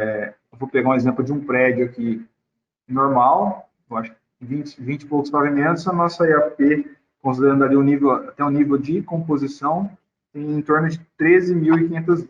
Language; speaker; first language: Portuguese; native; Portuguese